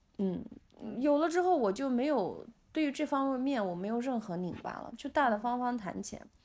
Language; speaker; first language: Chinese; non-native, local second language; Uyghur